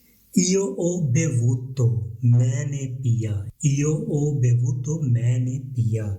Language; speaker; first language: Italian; non-native, learner; Urdu